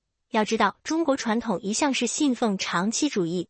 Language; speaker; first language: Chinese; native; Chinese